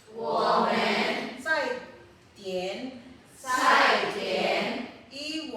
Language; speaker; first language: Chinese; non-native, fluent; Filipino